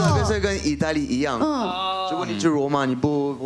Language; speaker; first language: Chinese; non-native, fluent; French